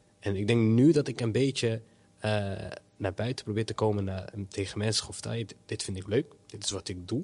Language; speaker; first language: Dutch; early bilingual, other home language; Somali